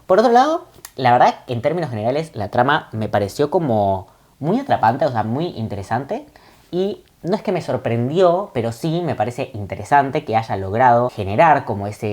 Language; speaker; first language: Spanish; native; Spanish